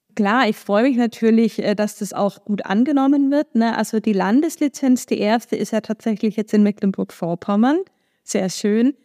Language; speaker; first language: German; native; German